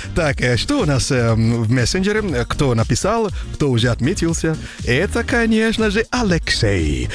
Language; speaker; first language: Russian; non-native, fluent; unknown